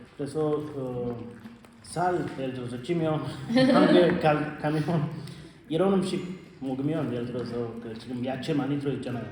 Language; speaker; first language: Korean; non-native, learner; Tajik